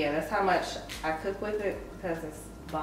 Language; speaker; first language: English; native; English